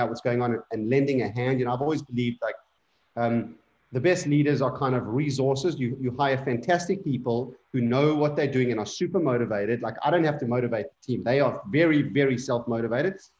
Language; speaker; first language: English; native; English